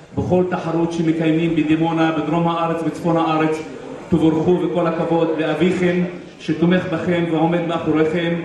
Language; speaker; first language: Hebrew; non-native, local second language; Arabic